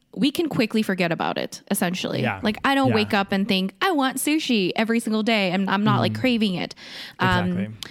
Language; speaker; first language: English; early bilingual, other home language; Korean